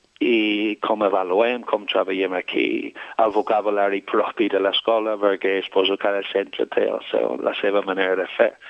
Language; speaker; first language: Catalan; non-native, fluent; English